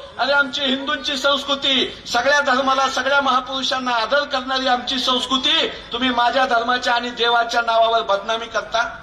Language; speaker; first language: Marathi; native; Marathi